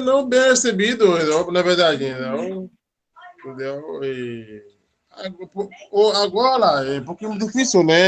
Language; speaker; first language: Portuguese; non-native, learner; Haitian Creole